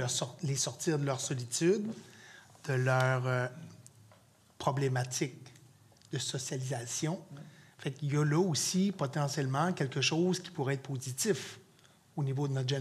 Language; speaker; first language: French; native; French